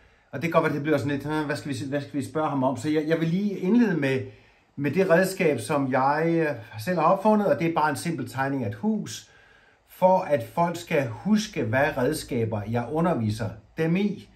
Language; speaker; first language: Danish; native; Danish